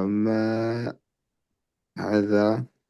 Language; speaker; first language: Arabic; non-native, learner; French